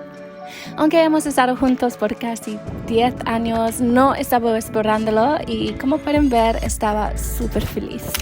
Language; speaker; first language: Spanish; non-native, learner; English